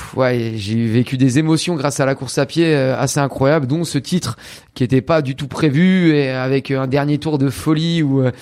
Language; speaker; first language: French; native; French